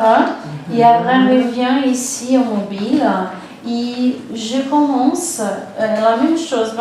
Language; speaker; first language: French; non-native, fluent; Portuguese